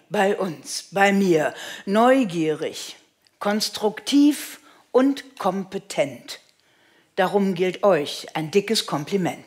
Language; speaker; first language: German; native; German